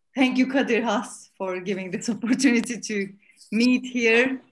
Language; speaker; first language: English; non-native, fluent; Turkish